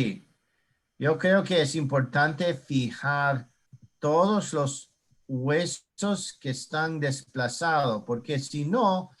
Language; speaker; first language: Spanish; non-native, learner; English